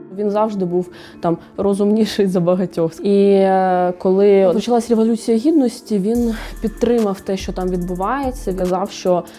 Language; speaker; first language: Ukrainian; native; Ukrainian